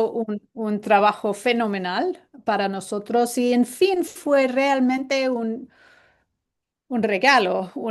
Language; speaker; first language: Spanish; non-native, fluent; English